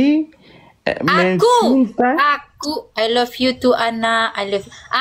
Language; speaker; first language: English; non-native, learner; Indonesian